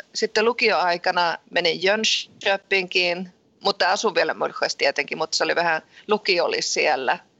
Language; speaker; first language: Finnish; early bilingual, heritage; Finnish